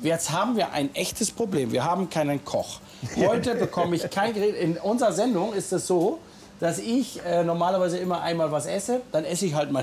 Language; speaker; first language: German; native; German